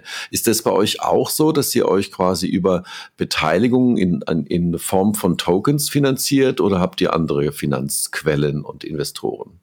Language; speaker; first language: German; native; German